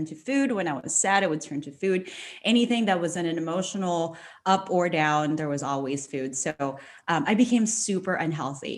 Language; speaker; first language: English; non-native, local second language; Filipino